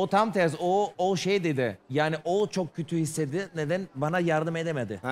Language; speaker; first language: Turkish; non-native, fluent; Spanish